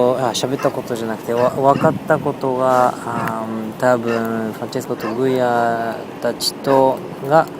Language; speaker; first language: Japanese; non-native, fluent; French